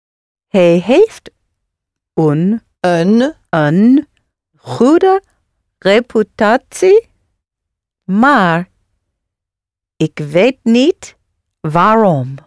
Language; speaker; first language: Dutch; non-native, learner; English